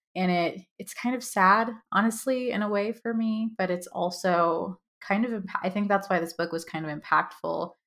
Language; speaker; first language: English; early bilingual, other home language; Hindi